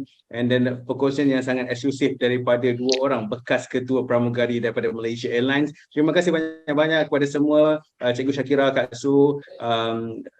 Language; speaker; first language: Malay; native; Malay